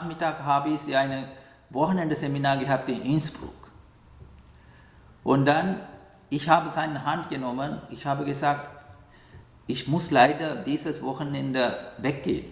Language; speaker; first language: German; non-native, learner; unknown